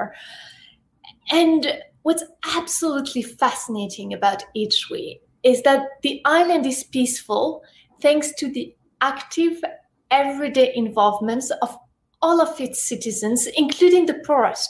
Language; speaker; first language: English; non-native, fluent; French